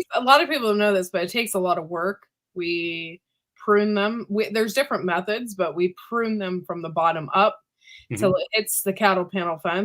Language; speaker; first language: English; native; English